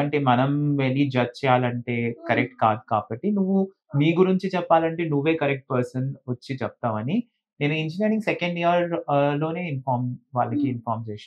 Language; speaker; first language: Telugu; non-native, fluent; Bangla